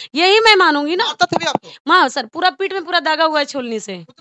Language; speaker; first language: Hindi; native; Hindi